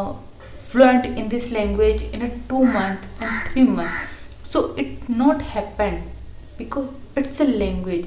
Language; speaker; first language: English; non-native, learner; Hindi